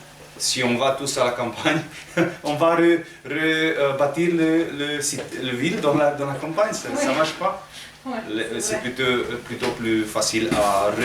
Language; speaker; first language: French; non-native, learner; Romanian